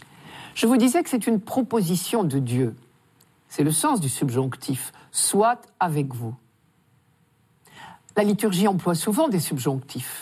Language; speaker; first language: French; native; French